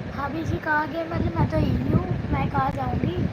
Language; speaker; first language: Hindi; non-native, local second language; Bangla